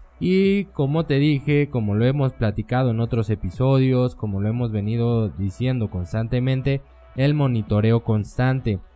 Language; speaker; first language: Spanish; native; Spanish